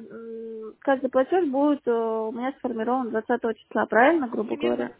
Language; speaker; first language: Russian; native; Russian